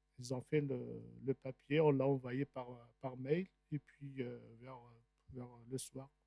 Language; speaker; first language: French; non-native, local second language; Arabic